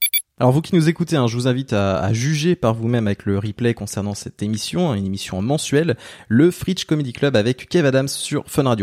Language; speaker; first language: French; native; French